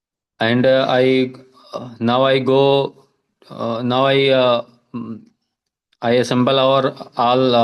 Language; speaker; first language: English; non-native, learner; Hindi